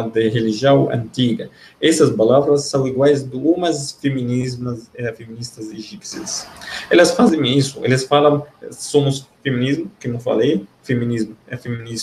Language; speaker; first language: Portuguese; non-native, fluent; Arabic